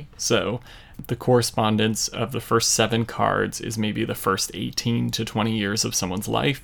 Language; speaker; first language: English; native; English